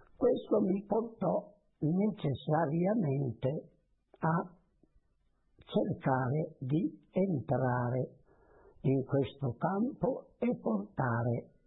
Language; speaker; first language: Italian; native; Italian